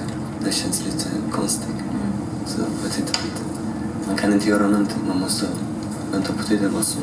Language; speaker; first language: Swedish; non-native, learner; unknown